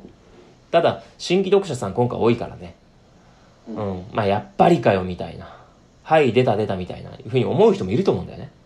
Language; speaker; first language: Japanese; native; Japanese